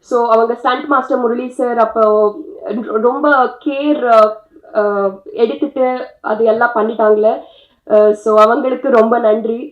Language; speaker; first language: Tamil; non-native, learner; Telugu